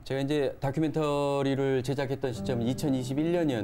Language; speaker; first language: Korean; native; Korean